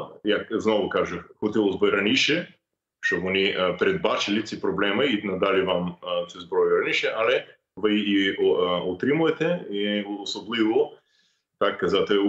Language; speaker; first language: Ukrainian; non-native, fluent; English